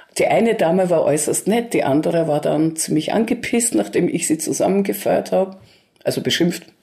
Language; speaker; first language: German; early bilingual, other home language; Russian